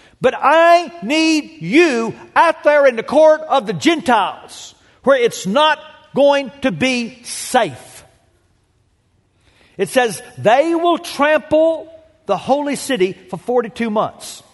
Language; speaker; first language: English; native; English